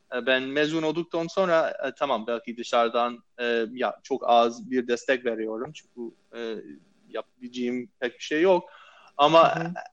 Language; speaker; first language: Turkish; non-native, fluent; English